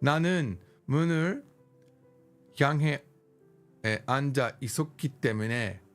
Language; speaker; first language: Korean; non-native, learner; English